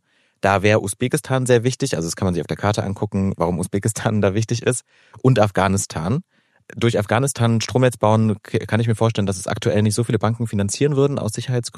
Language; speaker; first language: German; native; German